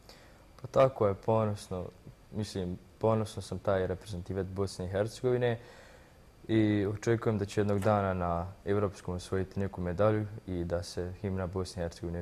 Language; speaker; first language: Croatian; early bilingual, heritage; Croatian